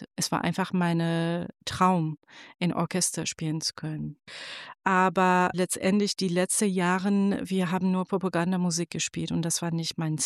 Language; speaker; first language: German; non-native, fluent; Persian